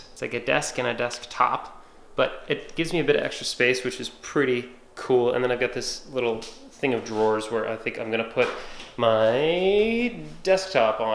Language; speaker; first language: English; native; English